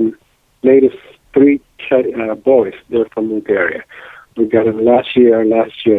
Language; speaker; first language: English; non-native, fluent; Spanish